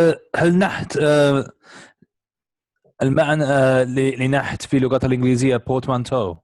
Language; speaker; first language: Arabic; non-native, learner; English